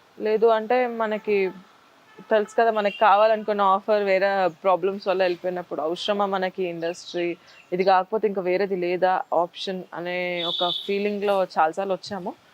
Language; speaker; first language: Telugu; native; Telugu